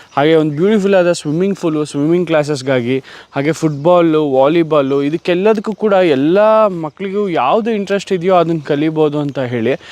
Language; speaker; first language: Kannada; native; Kannada